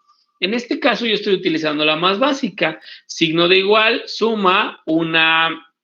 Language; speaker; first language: Spanish; native; Spanish